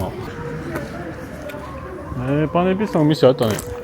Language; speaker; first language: Japanese; non-native, fluent; French